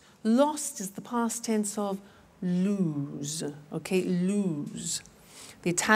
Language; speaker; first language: English; native; English